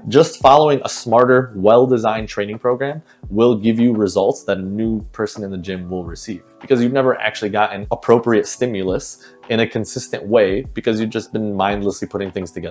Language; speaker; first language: English; native; English